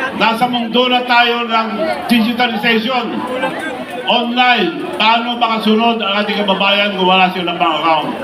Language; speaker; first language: Filipino; non-native, local second language; Iloko